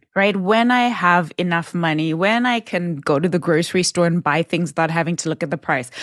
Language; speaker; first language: English; non-native, local second language; Shona